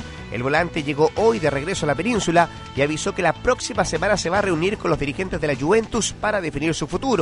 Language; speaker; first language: Spanish; native; Spanish